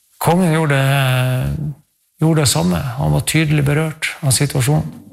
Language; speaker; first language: Norwegian; native; Norwegian